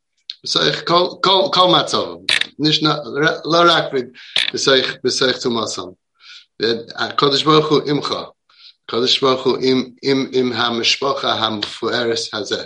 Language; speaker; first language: Hebrew; non-native, fluent; English